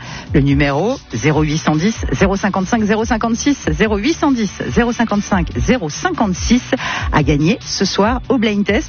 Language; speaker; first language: French; native; French